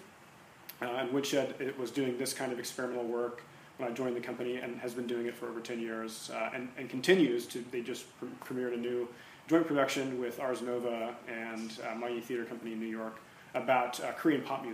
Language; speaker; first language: English; native; English